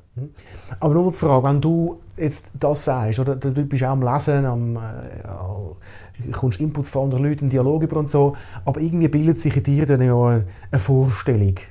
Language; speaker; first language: German; native; German